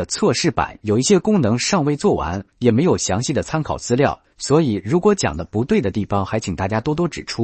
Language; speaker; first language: Chinese; native; Chinese